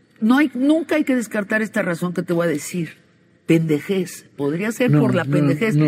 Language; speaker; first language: Spanish; native; Spanish